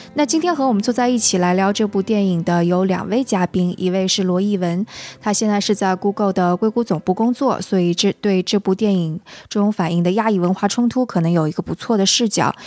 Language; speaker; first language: Chinese; native; Chinese